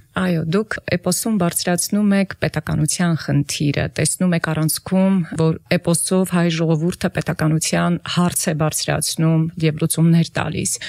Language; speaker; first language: Armenian; native; Armenian